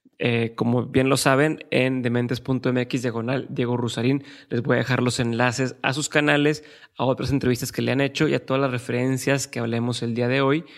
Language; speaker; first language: Spanish; native; Spanish